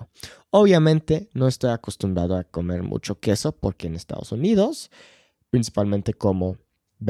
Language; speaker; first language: Spanish; non-native, fluent; English